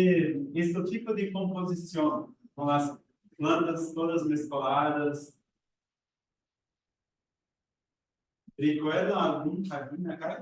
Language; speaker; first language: Spanish; non-native, learner; Portuguese